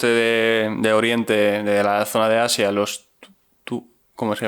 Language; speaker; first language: Spanish; native; Spanish